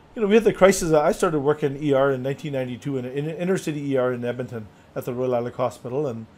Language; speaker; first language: English; native; English